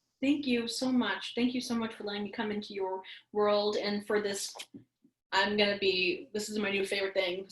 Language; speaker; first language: English; native; English